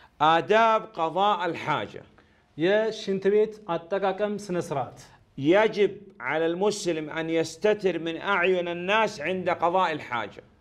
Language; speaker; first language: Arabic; non-native, fluent; Amharic